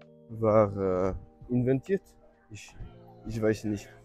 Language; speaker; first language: German; non-native, learner; French